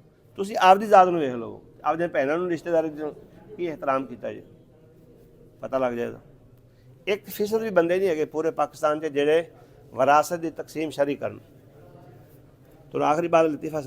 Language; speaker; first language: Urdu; non-native, local second language; Punjabi